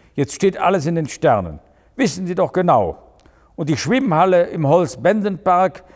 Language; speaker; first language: German; native; German